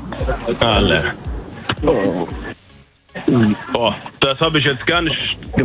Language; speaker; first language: German; native; German